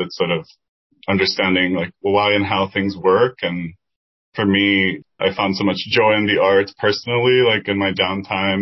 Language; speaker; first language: English; non-native, fluent; Spanish